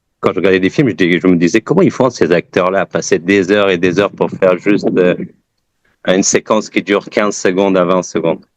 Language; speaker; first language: French; early bilingual, other home language; Persian